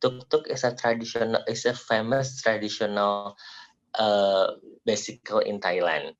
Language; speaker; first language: English; non-native, learner; Indonesian